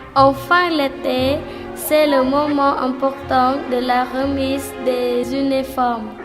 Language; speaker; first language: French; non-native, learner; Khmer